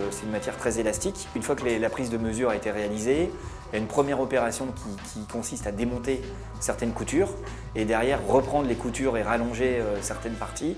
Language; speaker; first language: French; native; French